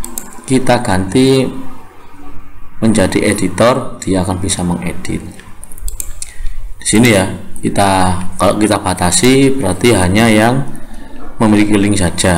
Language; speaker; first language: Indonesian; native; Indonesian